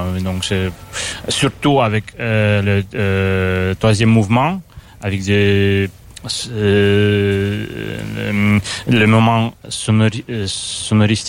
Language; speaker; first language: French; non-native, fluent; Russian